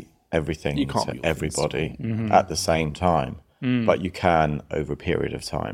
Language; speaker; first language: English; native; English